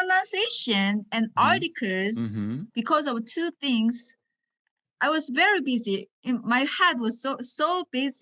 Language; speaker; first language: English; non-native, learner; Korean